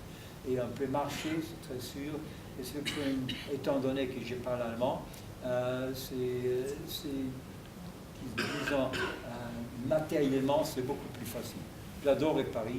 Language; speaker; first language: French; non-native, fluent; German